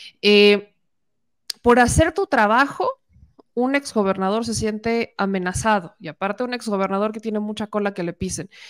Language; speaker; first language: Spanish; native; Spanish